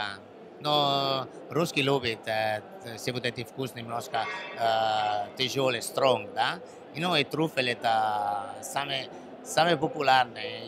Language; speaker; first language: Russian; non-native, learner; Italian